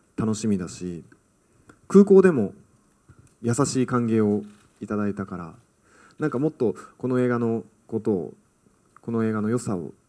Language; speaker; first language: Japanese; native; Japanese